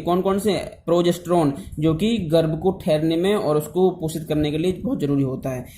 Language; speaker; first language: Hindi; native; Hindi